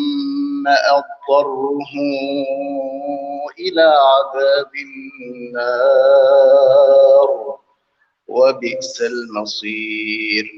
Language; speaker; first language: Arabic; native; Arabic